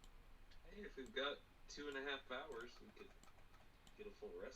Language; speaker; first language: English; native; English